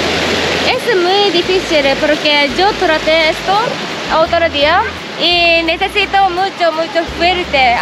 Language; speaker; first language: Spanish; non-native, learner; Japanese